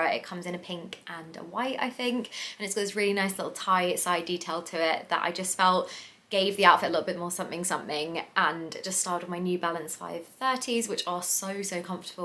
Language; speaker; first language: English; native; English